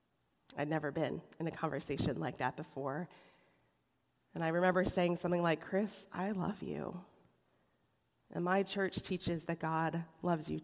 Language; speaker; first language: English; native; English